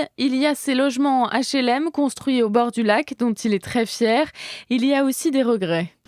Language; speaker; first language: French; native; French